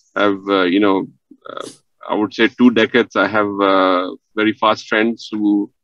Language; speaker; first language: English; non-native, local second language; Punjabi